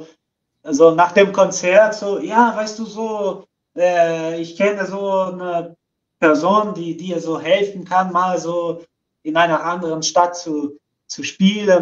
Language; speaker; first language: German; non-native, fluent; Portuguese